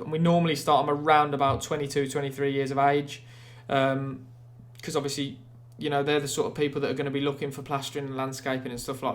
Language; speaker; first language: English; native; English